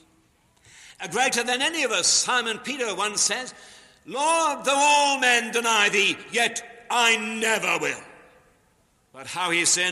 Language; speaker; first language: English; native; English